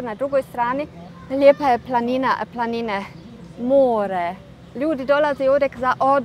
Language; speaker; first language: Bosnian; early bilingual, heritage; Bosnian